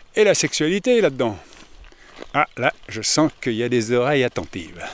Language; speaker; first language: French; native; French